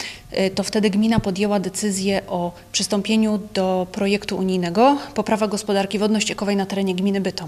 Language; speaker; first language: Polish; native; Polish